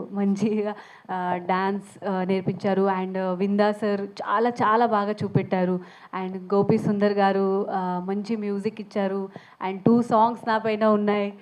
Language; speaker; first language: Telugu; non-native, learner; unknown